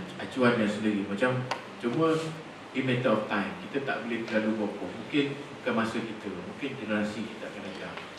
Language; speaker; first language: Malay; native; Malay